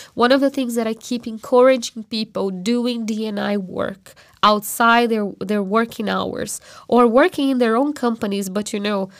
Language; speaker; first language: English; non-native, fluent; Portuguese